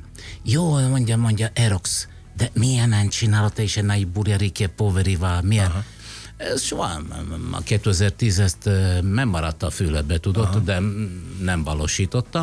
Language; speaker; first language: Hungarian; non-native, fluent; Italian